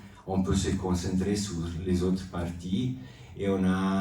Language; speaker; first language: French; non-native, local second language; Italian